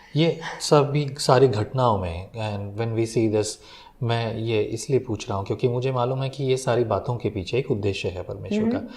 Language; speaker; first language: Hindi; native; Hindi